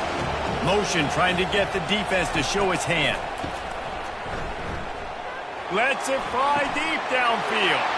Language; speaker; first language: English; native; English